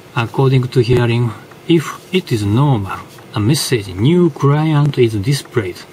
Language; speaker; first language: English; non-native, learner; Japanese